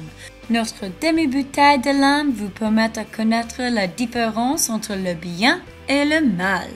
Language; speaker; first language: French; non-native, learner; English